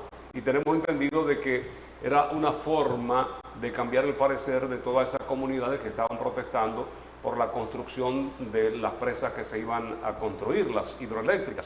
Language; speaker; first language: Spanish; native; Spanish